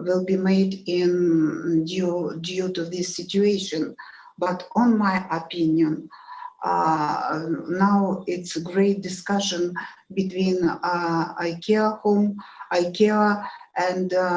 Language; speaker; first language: English; non-native, learner; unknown